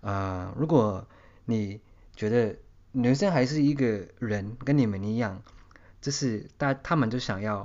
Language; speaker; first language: Chinese; early bilingual, heritage; English